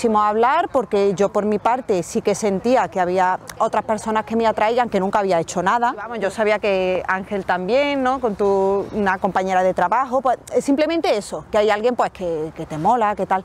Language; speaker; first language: Spanish; native; Spanish